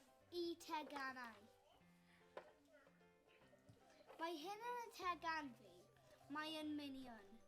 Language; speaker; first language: Welsh; non-native, local second language; English